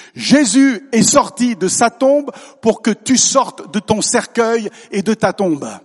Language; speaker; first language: French; native; French